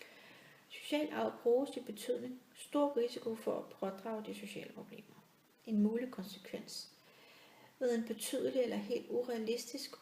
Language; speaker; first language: Danish; native; Danish